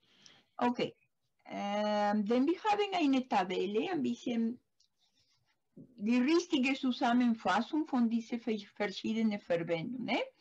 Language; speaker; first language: German; non-native, learner; Spanish